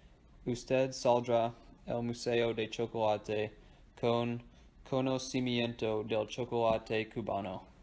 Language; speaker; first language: Spanish; non-native, learner; English